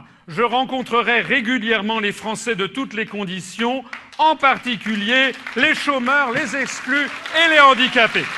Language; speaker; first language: French; native; French